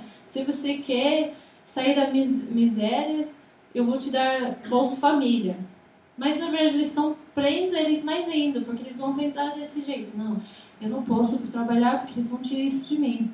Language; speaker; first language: Portuguese; non-native, fluent; English